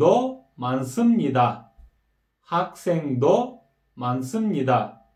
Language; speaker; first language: Korean; non-native, fluent; Kyrgyz